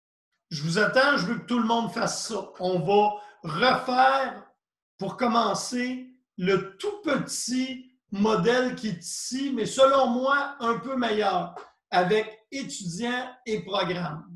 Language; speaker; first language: French; native; French